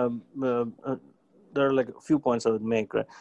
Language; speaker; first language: English; non-native, local second language; Tamil